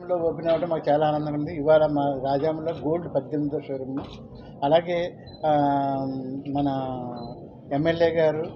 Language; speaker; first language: Telugu; native; Telugu